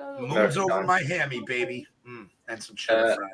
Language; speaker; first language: English; native; English